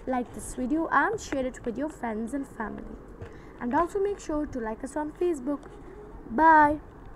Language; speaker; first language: English; non-native, local second language; Urdu